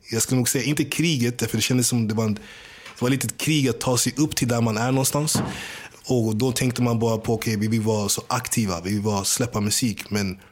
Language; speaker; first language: Swedish; early bilingual, other home language; English